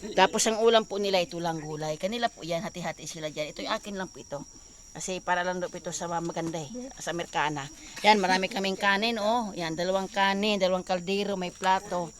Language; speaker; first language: Filipino; non-native, local second language; Masbatenyo